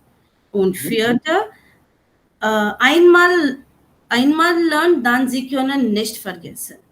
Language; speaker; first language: German; non-native, learner; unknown